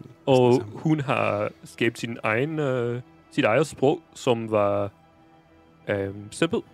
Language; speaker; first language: Danish; non-native, fluent; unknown